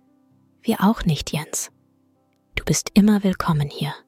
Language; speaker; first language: German; native; German